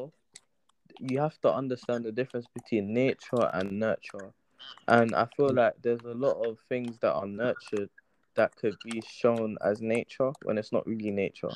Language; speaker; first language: English; native; English